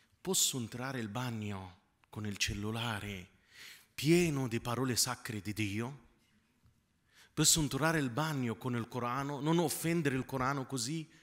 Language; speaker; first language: Italian; non-native, fluent; Arabic